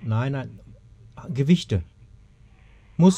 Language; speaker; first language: German; native; German